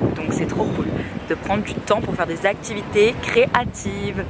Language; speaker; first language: French; native; French